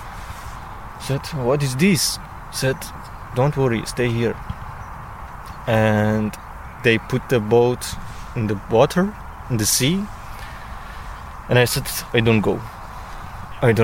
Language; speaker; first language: English; non-native, learner; Persian